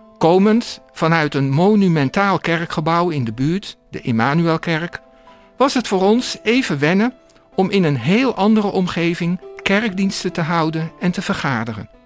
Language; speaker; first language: Dutch; native; Dutch